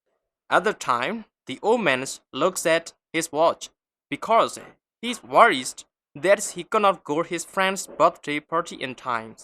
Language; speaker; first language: English; non-native, fluent; Burmese